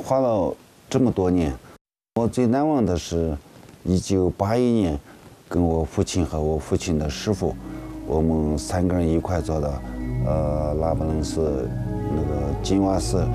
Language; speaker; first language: Chinese; non-native, local second language; Tibetan